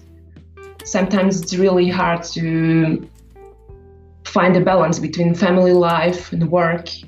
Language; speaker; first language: English; non-native, fluent; Slovak